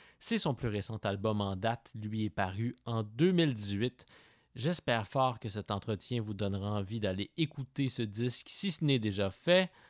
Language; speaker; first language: French; native; French